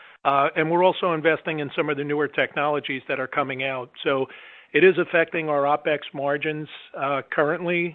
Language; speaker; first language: English; native; English